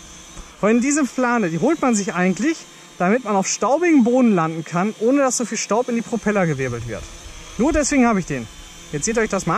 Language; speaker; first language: German; native; German